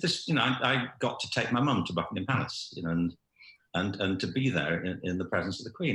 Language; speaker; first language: English; native; English